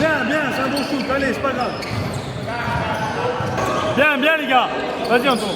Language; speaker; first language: French; native; French